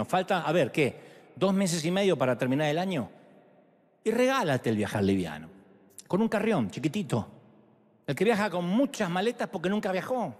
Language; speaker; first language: Spanish; native; Spanish